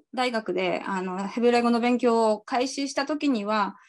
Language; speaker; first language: Japanese; native; Japanese